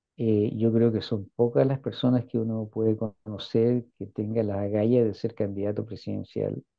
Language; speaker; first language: Spanish; native; Spanish